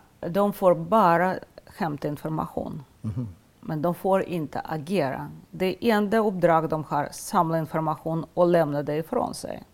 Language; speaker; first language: Swedish; non-native, fluent; Russian